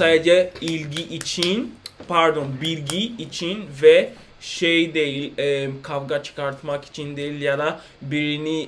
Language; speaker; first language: Turkish; non-native, learner; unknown